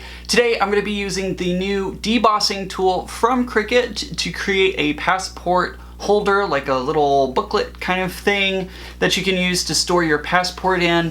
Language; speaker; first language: English; native; English